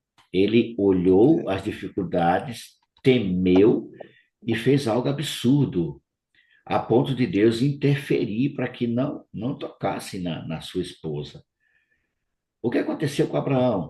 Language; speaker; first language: Portuguese; native; Portuguese